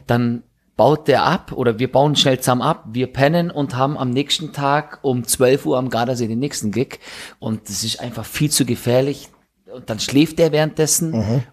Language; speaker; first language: German; early bilingual, other home language; Italian